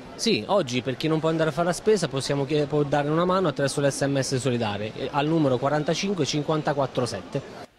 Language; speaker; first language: Italian; native; Italian